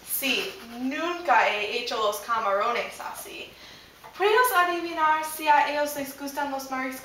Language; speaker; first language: Spanish; non-native, learner; English